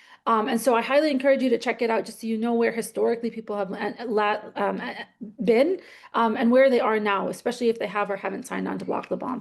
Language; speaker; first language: English; native; English